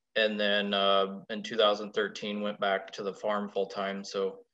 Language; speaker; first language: English; native; English